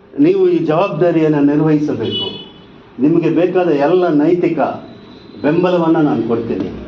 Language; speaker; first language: Kannada; non-native, local second language; Telugu